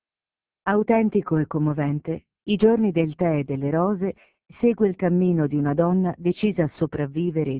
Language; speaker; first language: Italian; native; Italian